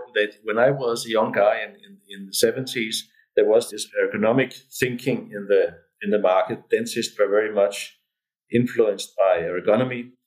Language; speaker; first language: English; non-native, fluent; Danish